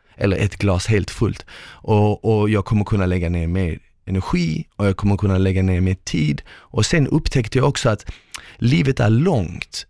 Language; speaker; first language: Swedish; early bilingual, other home language; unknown